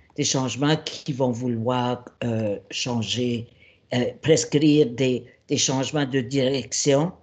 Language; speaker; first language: French; native; French